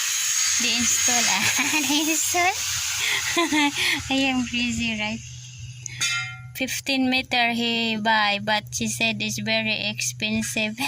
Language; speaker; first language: English; non-native, learner; Cebuano